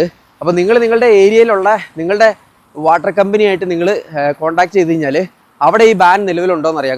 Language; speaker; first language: Malayalam; native; Malayalam